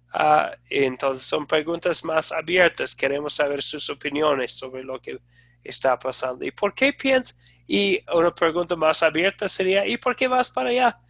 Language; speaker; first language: Spanish; non-native, fluent; English